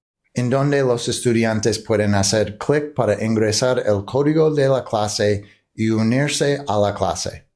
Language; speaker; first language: Spanish; non-native, fluent; English